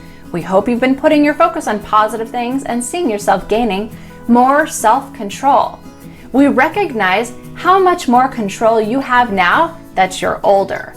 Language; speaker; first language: English; native; English